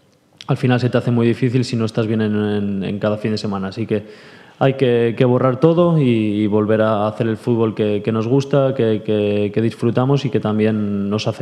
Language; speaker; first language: Spanish; native; Spanish